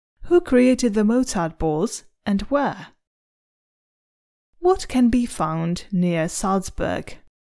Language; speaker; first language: English; non-native, fluent; Czech